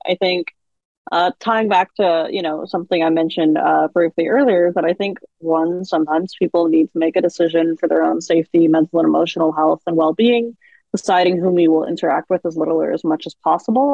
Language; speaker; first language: English; native; English